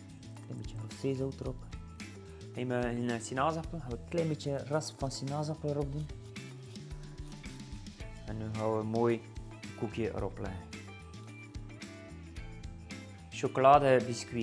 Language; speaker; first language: Dutch; native; Dutch